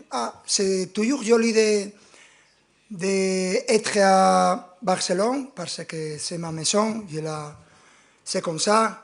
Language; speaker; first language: French; non-native, fluent; Spanish